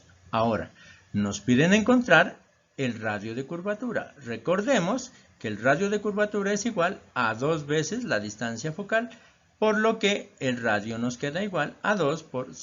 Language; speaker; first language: Spanish; native; Spanish